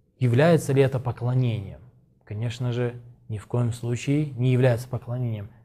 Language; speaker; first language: Russian; non-native, local second language; Azerbaijani